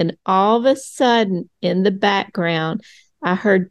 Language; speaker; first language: English; native; English